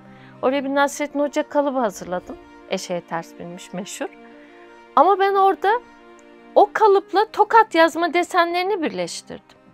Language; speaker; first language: Turkish; native; Turkish